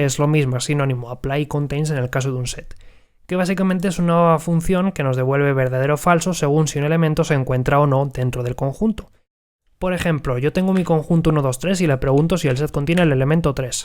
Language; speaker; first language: Spanish; native; Spanish